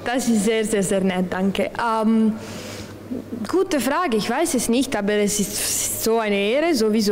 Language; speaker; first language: German; non-native, local second language; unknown